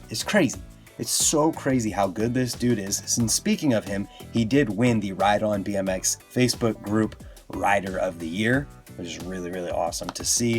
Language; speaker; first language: English; native; English